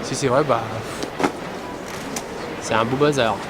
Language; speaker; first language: French; native; French